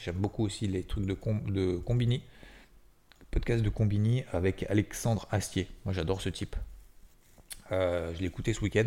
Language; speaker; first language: French; native; French